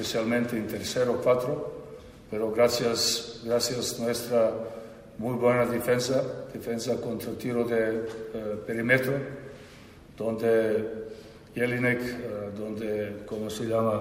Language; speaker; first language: Spanish; non-native, learner; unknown